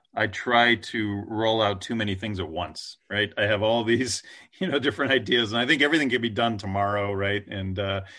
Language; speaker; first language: English; native; English